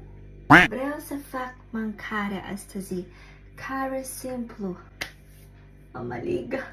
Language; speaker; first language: Romanian; non-native, learner; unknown